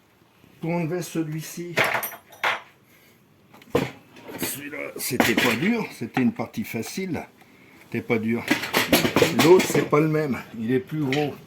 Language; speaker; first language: French; native; French